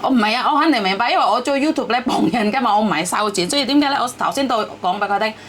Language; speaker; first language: Cantonese; non-native, fluent; Indonesian